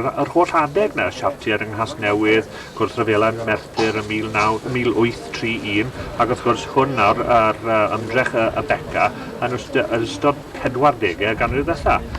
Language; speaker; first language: Welsh; native; Welsh